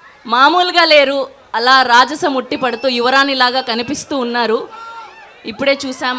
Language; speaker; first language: Telugu; native; Telugu